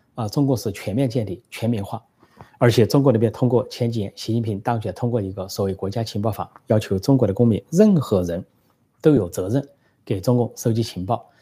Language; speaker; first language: Chinese; native; Chinese